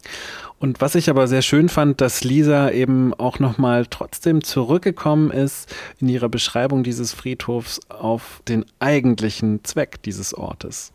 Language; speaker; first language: German; native; German